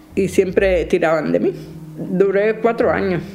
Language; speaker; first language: Spanish; native; Spanish